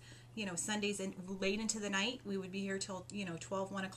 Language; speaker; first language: English; native; English